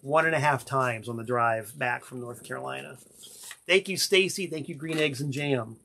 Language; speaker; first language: English; native; English